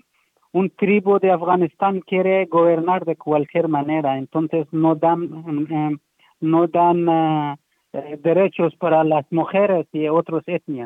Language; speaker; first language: Spanish; non-native, learner; Persian